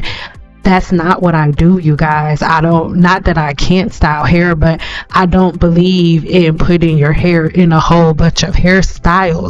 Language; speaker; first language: English; native; English